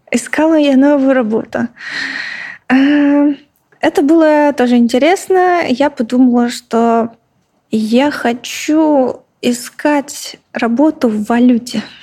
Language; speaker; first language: Russian; native; Russian